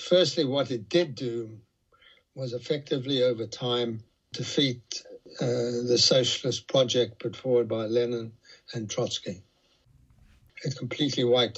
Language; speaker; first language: English; native; English